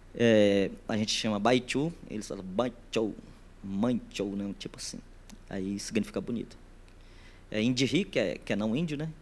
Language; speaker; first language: Portuguese; native; Portuguese